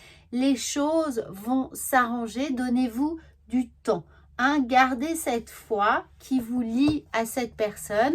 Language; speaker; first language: French; native; French